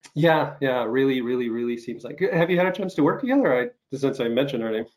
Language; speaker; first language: English; non-native, fluent; Ukrainian